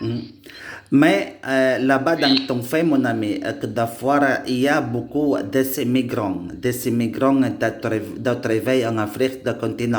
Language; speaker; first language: French; non-native, learner; Indonesian